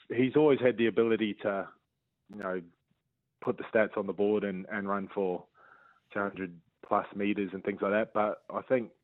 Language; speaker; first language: English; native; English